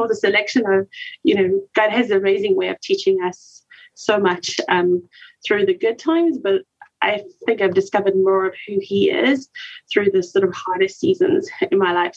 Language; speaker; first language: English; native; English